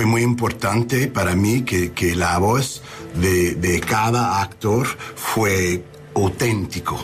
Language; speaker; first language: Spanish; non-native, learner; English